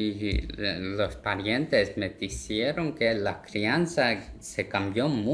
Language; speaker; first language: Spanish; non-native, learner; Korean